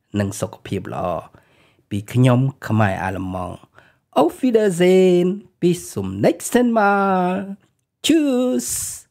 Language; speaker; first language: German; non-native, fluent; Khmer